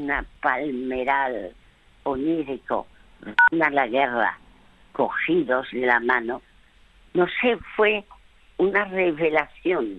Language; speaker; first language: Spanish; early bilingual, other home language; French